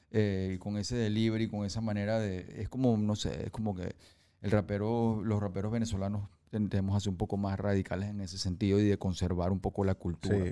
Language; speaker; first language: Spanish; early bilingual, heritage; Spanish